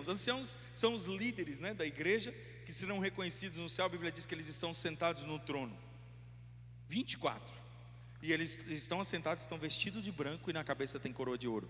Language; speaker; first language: Portuguese; native; Portuguese